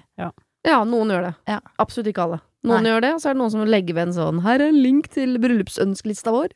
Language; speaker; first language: Norwegian; native; Norwegian